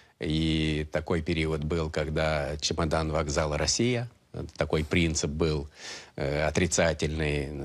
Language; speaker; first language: Russian; non-native, local second language; Romanian